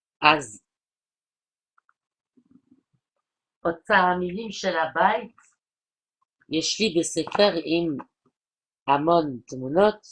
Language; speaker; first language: Hebrew; non-native, learner; French